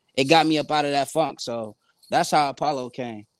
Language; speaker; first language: English; native; English